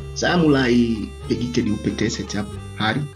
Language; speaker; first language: Indonesian; non-native, learner; Swahili